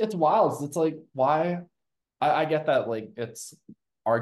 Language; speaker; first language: English; native; English